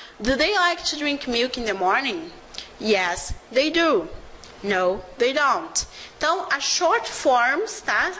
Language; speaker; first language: English; non-native, fluent; Portuguese